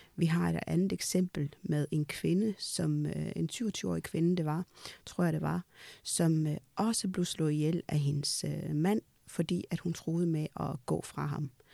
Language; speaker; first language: Danish; early bilingual, other home language; Amharic